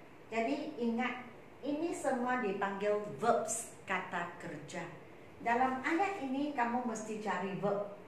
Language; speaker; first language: Malay; non-native, local second language; Chinese